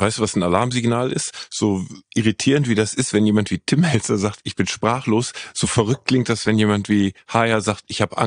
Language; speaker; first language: German; native; German